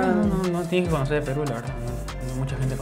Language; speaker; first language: Spanish; native; Spanish